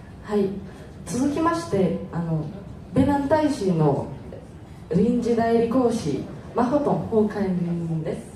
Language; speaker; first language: Japanese; non-native, fluent; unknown